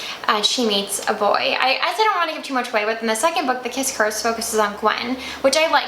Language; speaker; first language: English; native; English